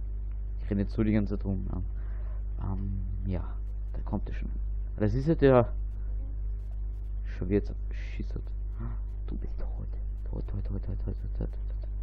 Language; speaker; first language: German; native; German